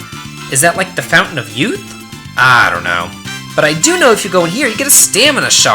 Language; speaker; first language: English; native; English